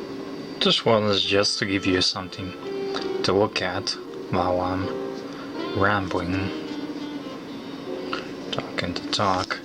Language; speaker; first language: English; non-native, fluent; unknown